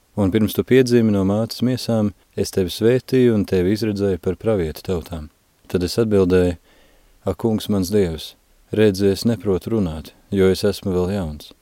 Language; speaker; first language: Latvian; native; Latvian